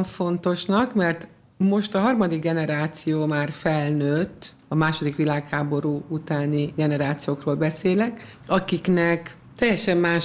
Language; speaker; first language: Hungarian; native; Hungarian